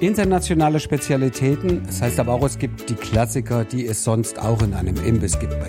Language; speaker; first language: German; native; German